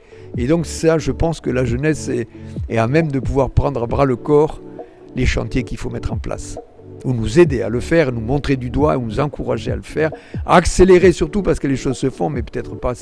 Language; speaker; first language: French; native; French